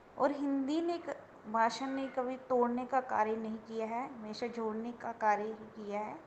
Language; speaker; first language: Hindi; non-native, local second language; Dogri